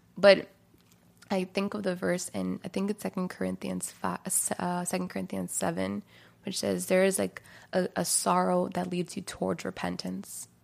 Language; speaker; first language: English; native; English